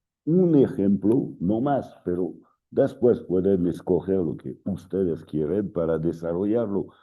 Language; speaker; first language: Spanish; non-native, fluent; French